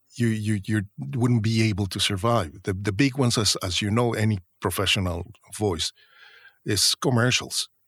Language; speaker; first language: English; non-native, fluent; Spanish